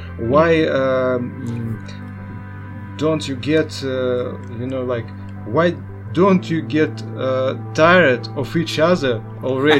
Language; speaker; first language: English; non-native, learner; Russian